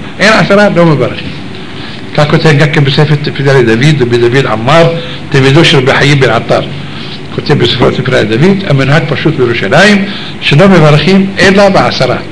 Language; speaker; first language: Hebrew; native; Hebrew